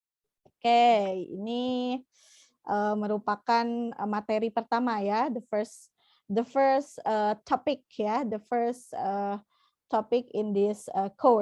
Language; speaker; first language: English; non-native, fluent; Indonesian